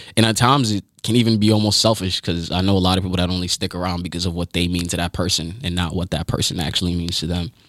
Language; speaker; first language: English; early bilingual, other home language; Haitian Creole